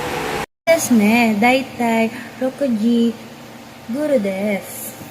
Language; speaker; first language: Japanese; non-native, learner; Filipino